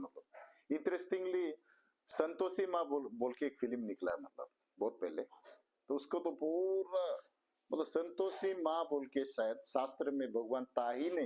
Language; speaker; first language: Hindi; non-native, local second language; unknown